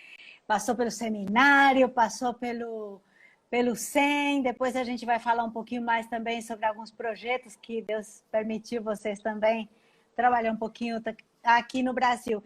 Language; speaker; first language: Portuguese; native; Portuguese